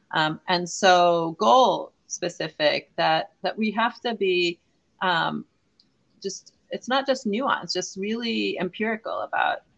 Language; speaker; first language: English; non-native, fluent; Hebrew